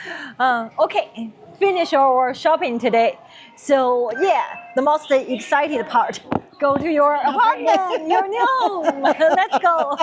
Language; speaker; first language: English; non-native, learner; Chinese